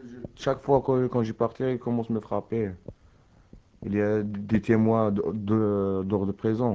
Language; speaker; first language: French; non-native, learner; Arabic